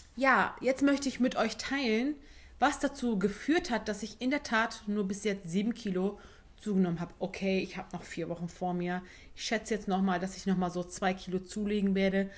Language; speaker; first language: German; early bilingual, other home language; Turkish